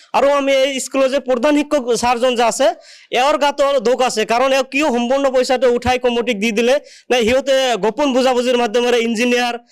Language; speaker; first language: Assamese; non-native, local second language; Bangla